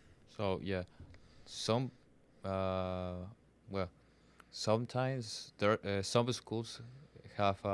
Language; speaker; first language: English; non-native, learner; Spanish